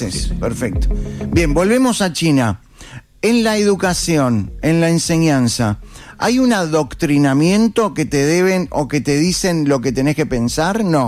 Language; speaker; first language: Spanish; native; Spanish